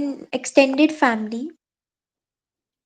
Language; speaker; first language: English; non-native, learner; Hindi